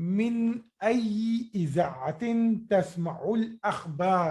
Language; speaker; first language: Arabic; non-native, fluent; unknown